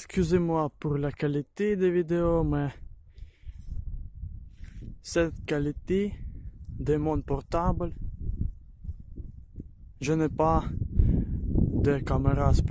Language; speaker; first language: French; non-native, learner; Ukrainian